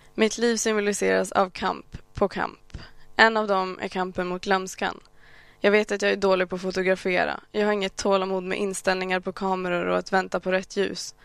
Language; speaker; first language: Swedish; early bilingual, other home language; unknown